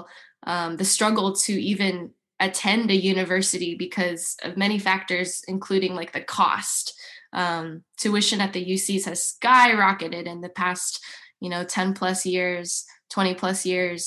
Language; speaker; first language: English; native; English